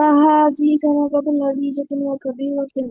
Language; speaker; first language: Arabic; non-native, learner; Bangla